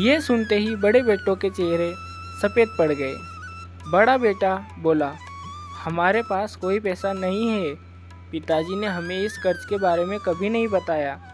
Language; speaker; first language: Hindi; native; Hindi